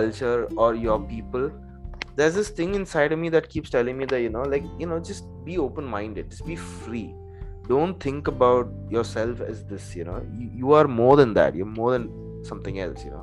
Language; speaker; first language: English; native; English